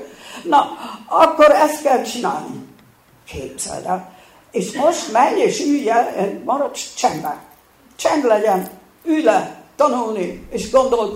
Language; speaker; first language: Hungarian; early bilingual, heritage; Hungarian